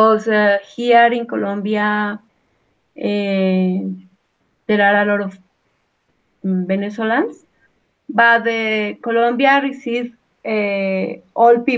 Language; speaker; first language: English; non-native, learner; Spanish